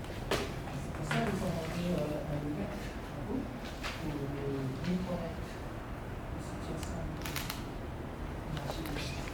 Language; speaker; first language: French; non-native, learner; Japanese